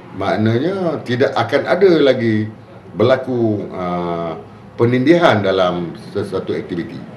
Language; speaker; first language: Malay; native; Malay